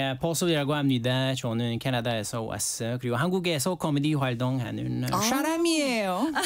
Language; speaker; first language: Korean; non-native, learner; French